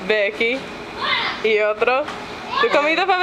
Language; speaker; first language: Spanish; non-native, learner; English